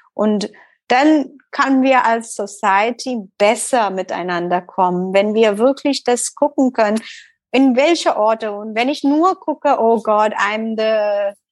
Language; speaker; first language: German; non-native, learner; Tamil